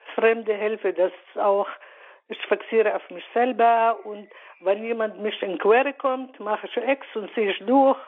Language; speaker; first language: German; non-native, learner; Arabic